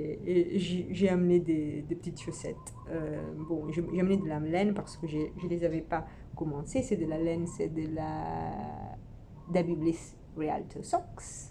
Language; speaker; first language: French; non-native, fluent; Italian